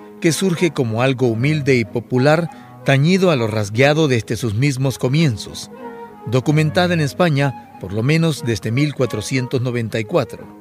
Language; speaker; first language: Spanish; native; Spanish